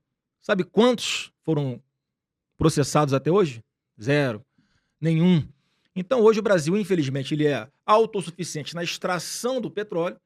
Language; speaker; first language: Portuguese; native; Portuguese